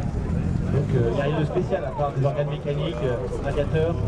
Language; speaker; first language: French; native; French